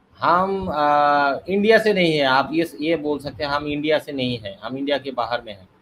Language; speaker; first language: Hindi; non-native, learner; Bangla